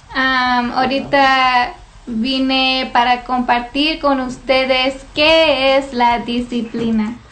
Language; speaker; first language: Spanish; early bilingual, heritage; Spanish